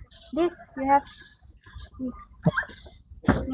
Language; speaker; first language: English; non-native, learner; Indonesian